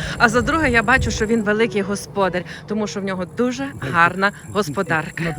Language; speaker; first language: Ukrainian; native; Ukrainian